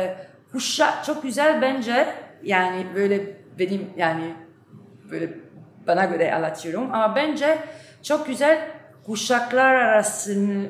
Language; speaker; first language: Turkish; non-native, fluent; Italian